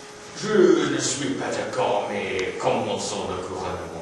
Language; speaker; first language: French; non-native, learner; English